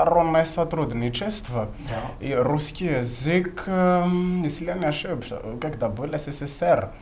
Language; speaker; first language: Russian; non-native, fluent; Malagasy